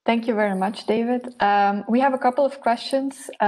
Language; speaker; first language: English; non-native, fluent; Dutch